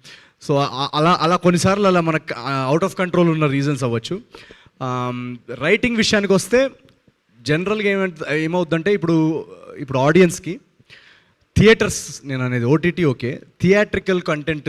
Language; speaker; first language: Telugu; native; Telugu